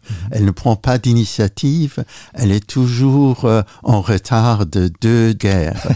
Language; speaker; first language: French; non-native, local second language; Luxembourgish